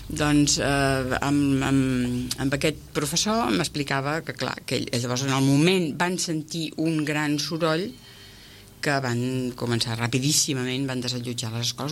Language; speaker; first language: Catalan; native; Catalan